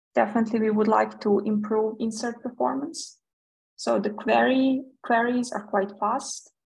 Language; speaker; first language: English; non-native, fluent; Serbian